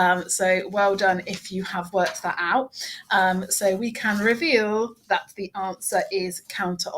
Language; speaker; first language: English; native; English